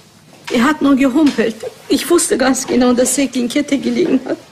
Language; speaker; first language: German; non-native, learner; Turkish